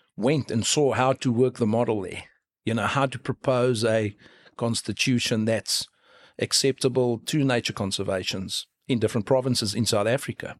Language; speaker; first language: English; non-native, local second language; Afrikaans